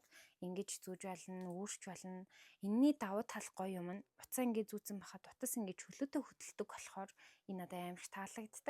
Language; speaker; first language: Mongolian; native; Mongolian